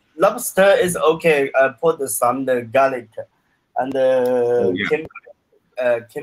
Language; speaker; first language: English; non-native, learner; Chinese